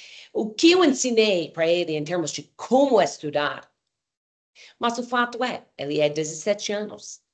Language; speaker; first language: Portuguese; non-native, fluent; English